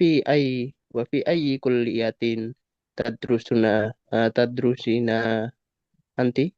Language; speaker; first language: Arabic; non-native, learner; Indonesian